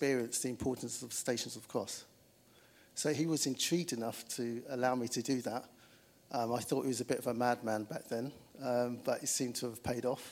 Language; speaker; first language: English; native; English